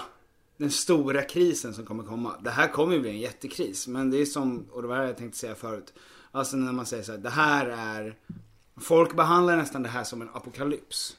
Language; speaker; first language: Swedish; native; Swedish